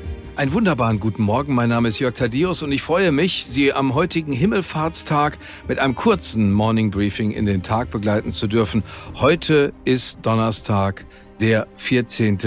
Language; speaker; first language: German; native; German